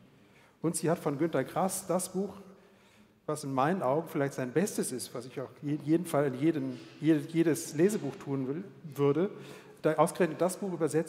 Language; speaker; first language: German; native; German